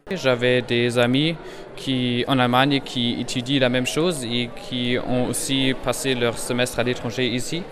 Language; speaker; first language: French; non-native, fluent; German